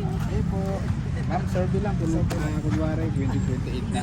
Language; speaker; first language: Filipino; native; Filipino